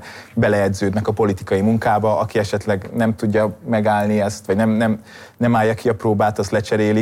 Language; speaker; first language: Hungarian; native; Hungarian